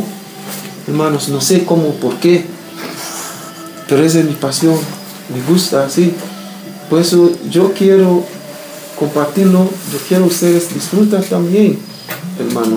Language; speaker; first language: Spanish; non-native, learner; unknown